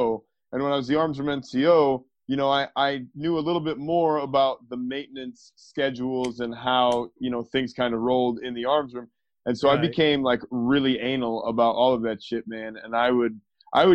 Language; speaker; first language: English; native; English